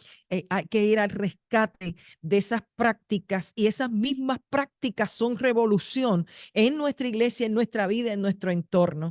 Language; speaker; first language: Spanish; native; Spanish